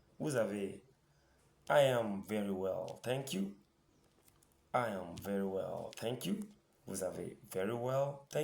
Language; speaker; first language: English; non-native, fluent; French